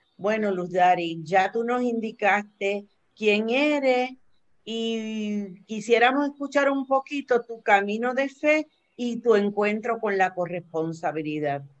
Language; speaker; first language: Spanish; native; Spanish